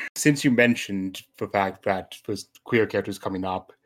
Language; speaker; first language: English; native; English